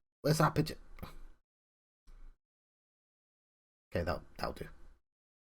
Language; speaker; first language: English; native; English